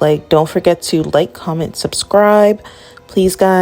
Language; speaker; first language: English; native; English